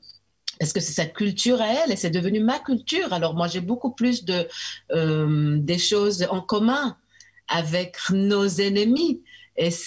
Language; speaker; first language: French; early bilingual, heritage; French